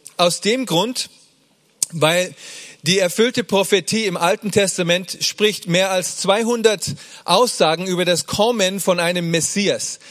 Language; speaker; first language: German; early bilingual, other home language; English